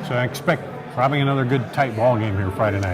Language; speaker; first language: English; native; English